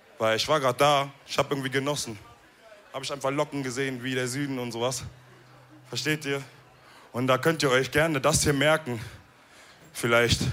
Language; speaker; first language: German; early bilingual, other home language; Wolof